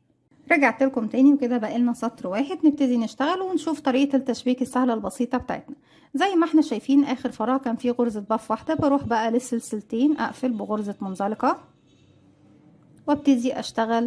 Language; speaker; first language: Arabic; native; Arabic